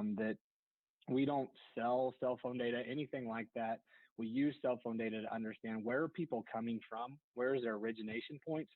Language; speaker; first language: English; native; English